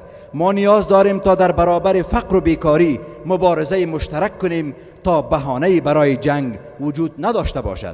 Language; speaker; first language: Persian; native; Persian